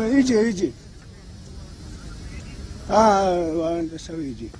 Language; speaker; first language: Arabic; non-native, learner; Pashto